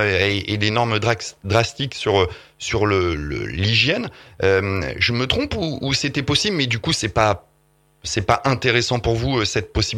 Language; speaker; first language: French; native; French